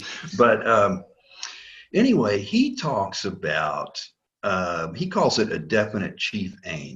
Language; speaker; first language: English; native; English